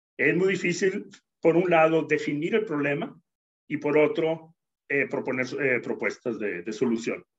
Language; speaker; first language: Spanish; native; Spanish